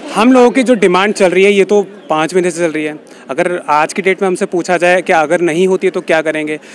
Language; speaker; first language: Hindi; native; Hindi